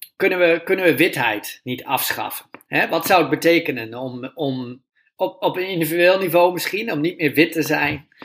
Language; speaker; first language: Dutch; native; Dutch